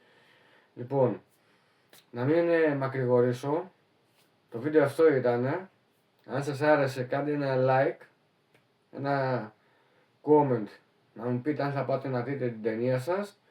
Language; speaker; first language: Greek; native; Greek